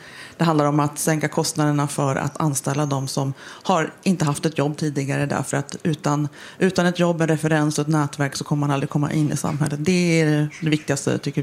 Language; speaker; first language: Swedish; native; Swedish